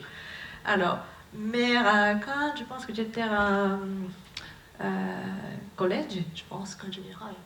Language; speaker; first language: French; non-native, learner; Japanese